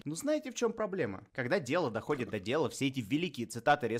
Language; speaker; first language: Russian; native; Russian